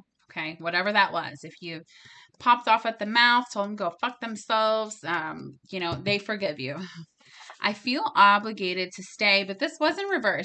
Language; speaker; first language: English; native; English